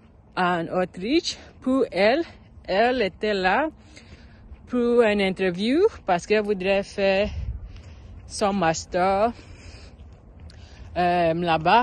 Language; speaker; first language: French; non-native, learner; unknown